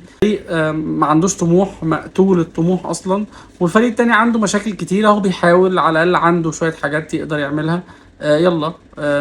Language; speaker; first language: Arabic; native; Arabic